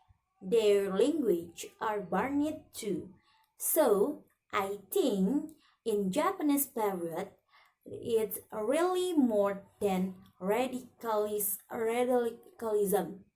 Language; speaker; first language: English; non-native, learner; Indonesian